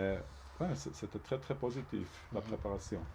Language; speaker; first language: French; non-native, local second language; German